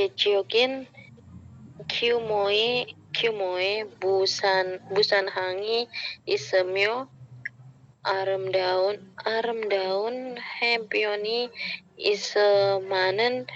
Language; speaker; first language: Korean; non-native, learner; Indonesian